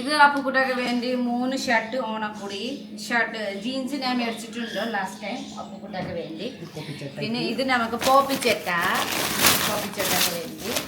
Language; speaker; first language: Malayalam; non-native, learner; Nepali